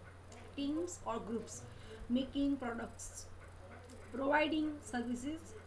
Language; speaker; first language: English; non-native, local second language; Gujarati